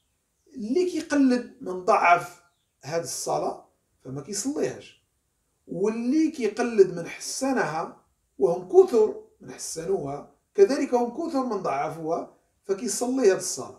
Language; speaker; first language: Arabic; native; Arabic